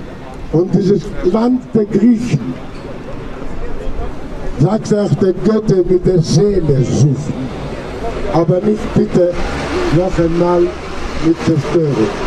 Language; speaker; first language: German; non-native, fluent; Greek